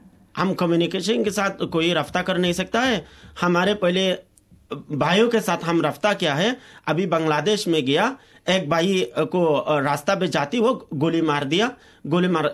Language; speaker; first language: Hindi; non-native, fluent; Rohingya